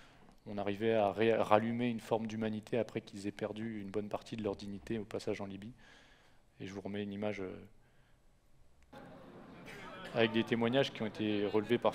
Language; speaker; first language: French; native; French